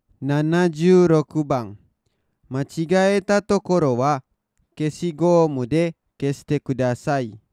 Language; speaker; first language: Japanese; non-native, fluent; Indonesian